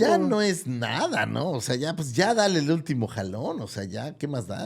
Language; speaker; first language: Spanish; native; Spanish